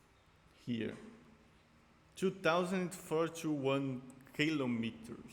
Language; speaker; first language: English; non-native, fluent; Portuguese